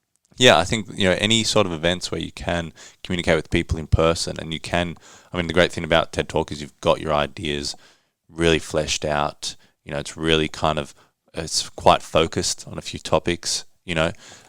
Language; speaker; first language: English; native; English